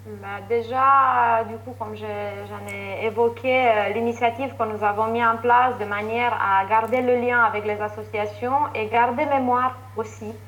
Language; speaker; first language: French; non-native, fluent; Romanian